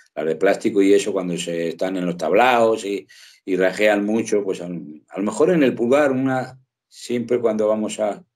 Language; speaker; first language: Spanish; native; Spanish